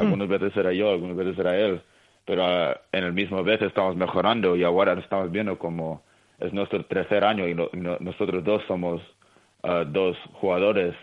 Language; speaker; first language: Spanish; early bilingual, heritage; Spanish